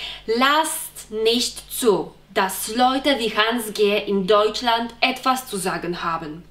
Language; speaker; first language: German; non-native, fluent; Polish